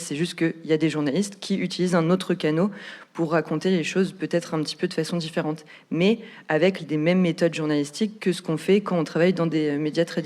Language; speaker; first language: French; native; French